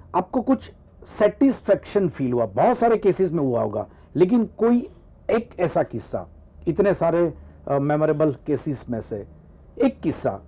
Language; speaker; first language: Hindi; non-native, local second language; Gujarati